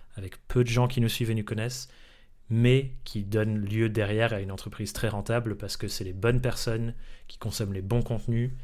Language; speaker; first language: French; early bilingual, other home language; English